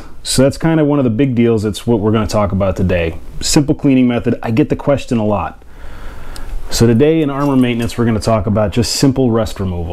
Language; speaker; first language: English; native; English